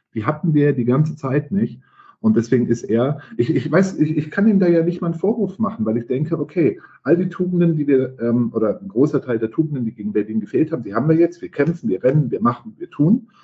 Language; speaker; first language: German; native; German